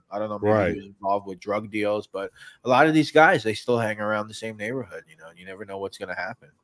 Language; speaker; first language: English; native; English